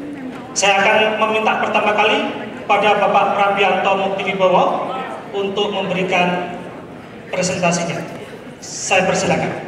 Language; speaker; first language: Indonesian; native; Indonesian